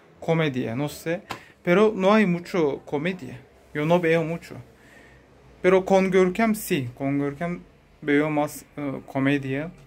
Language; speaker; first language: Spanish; non-native, learner; Turkish